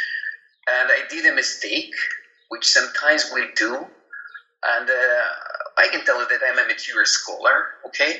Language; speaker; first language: English; non-native, fluent; Ukrainian